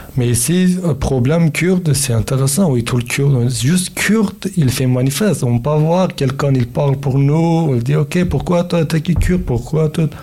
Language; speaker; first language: French; non-native, learner; Kurdish